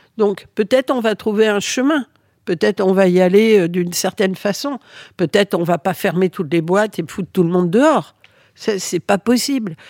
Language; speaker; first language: French; early bilingual, other home language; Spanish